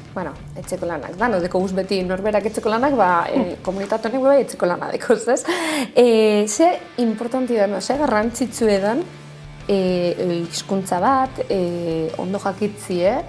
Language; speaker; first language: Basque; native; Basque